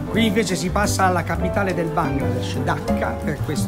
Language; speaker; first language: Italian; native; Italian